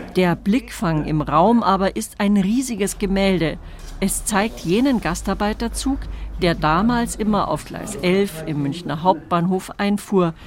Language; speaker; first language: German; native; German